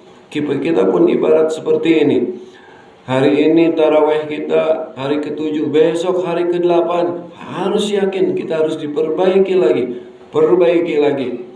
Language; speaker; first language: Indonesian; non-native, local second language; Sundanese